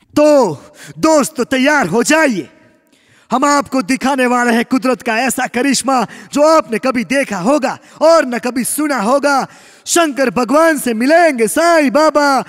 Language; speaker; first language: Hindi; non-native, local second language; Gujarati